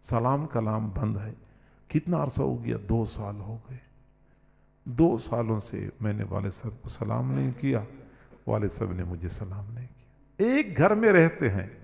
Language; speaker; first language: Urdu; non-native, local second language; Punjabi